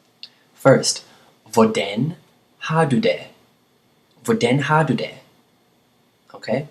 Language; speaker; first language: Danish; non-native, fluent; English